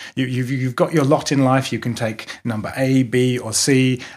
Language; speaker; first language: English; native; English